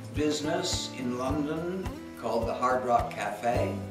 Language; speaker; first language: English; native; English